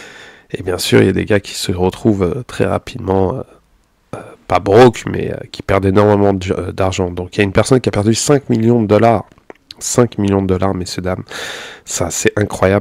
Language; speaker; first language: French; native; French